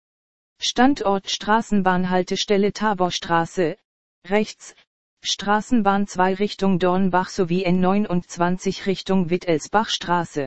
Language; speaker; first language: German; native; German